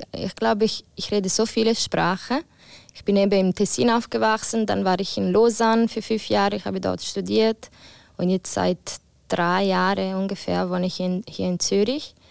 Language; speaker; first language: German; non-native, local second language; Italian